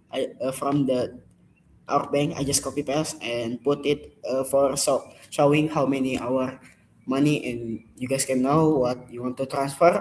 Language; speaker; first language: English; non-native, learner; Indonesian